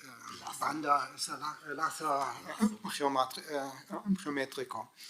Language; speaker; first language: Spanish; non-native, fluent; German